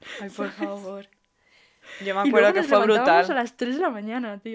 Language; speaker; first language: Spanish; native; Spanish